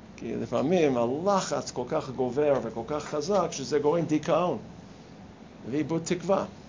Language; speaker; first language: Hebrew; non-native, fluent; English